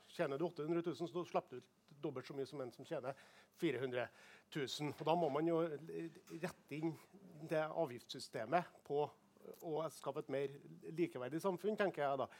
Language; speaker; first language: Norwegian; native; Norwegian